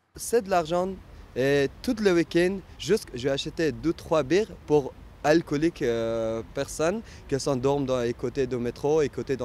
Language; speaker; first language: French; non-native, learner; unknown